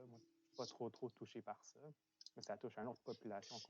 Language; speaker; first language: French; native; French